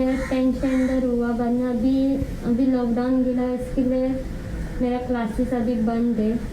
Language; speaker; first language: Hindi; non-native, local second language; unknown